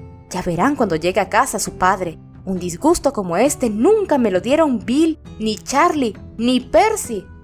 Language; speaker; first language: Spanish; native; Spanish